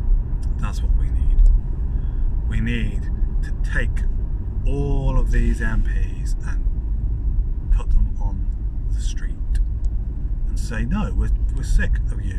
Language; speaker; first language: English; native; English